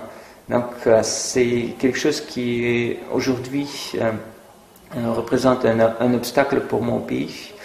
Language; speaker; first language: French; non-native, fluent; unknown